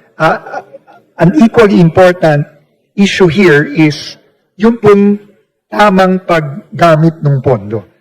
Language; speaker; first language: Filipino; native; Filipino